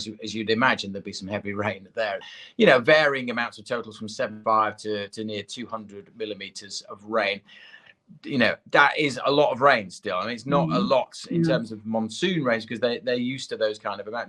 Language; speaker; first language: English; native; English